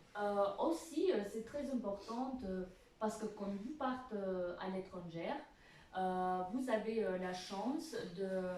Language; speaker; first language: French; non-native, fluent; Albanian